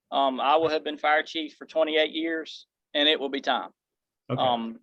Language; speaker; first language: English; native; English